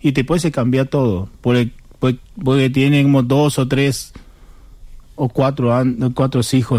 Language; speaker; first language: Spanish; non-native, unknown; Chinese